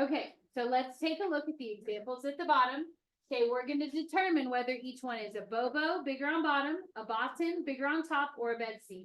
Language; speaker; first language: English; native; English